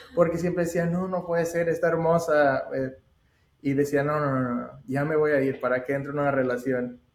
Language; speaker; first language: Spanish; native; Spanish